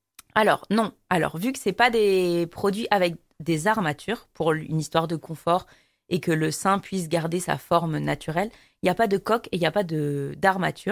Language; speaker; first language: French; native; French